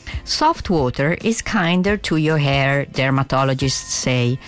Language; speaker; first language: English; non-native, fluent; Italian